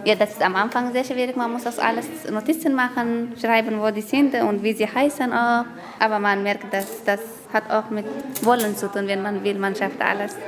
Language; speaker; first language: German; non-native, learner; Tigrinya